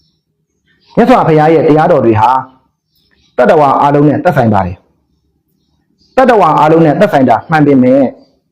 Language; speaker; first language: Burmese; native; Burmese